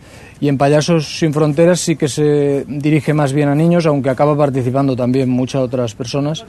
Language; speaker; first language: Spanish; native; Spanish